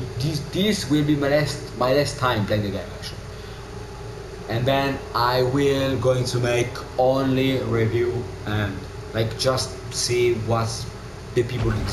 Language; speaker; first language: English; non-native, learner; Italian